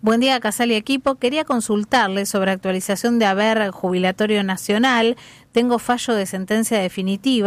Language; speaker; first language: Spanish; native; Spanish